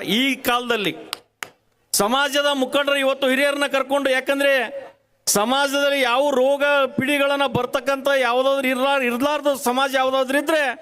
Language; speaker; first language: Kannada; native; Kannada